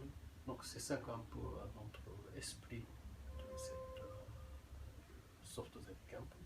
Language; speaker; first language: French; non-native, fluent; Japanese